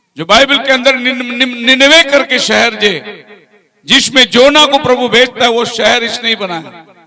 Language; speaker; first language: Hindi; non-native, local second language; Tamil